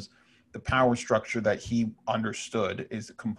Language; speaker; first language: English; native; English